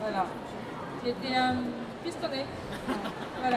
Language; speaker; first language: French; non-native, fluent; Japanese